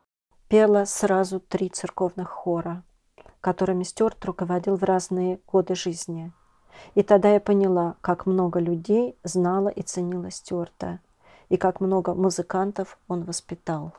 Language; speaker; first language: Russian; native; Russian